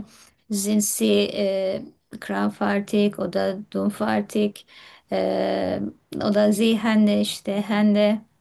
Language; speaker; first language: German; non-native, fluent; Turkish